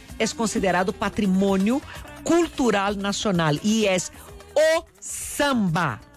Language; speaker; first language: Spanish; non-native, fluent; Portuguese